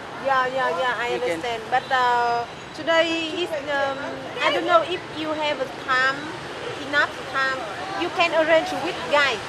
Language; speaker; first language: English; non-native, learner; Vietnamese